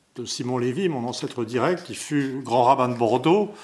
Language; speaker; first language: French; native; French